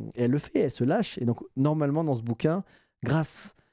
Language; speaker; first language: French; native; French